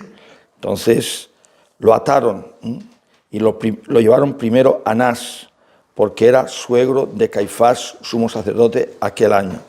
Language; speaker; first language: Spanish; native; Spanish